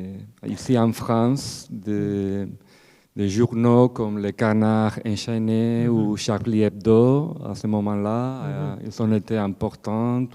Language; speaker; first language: French; non-native, fluent; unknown